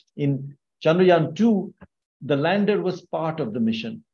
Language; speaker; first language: English; non-native, local second language; Bangla